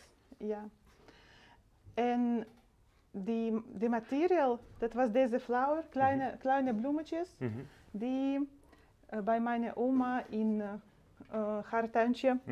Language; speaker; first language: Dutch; non-native, learner; Russian